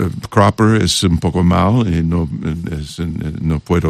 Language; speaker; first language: Spanish; non-native, learner; English